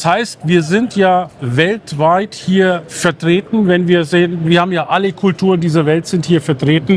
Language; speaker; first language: German; native; German